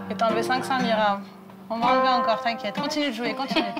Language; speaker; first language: French; native; French